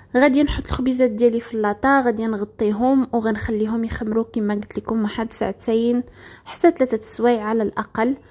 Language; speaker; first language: Arabic; native; Arabic